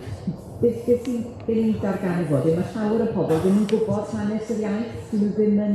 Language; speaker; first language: Welsh; native; Welsh